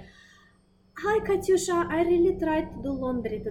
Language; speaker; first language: English; non-native, fluent; Russian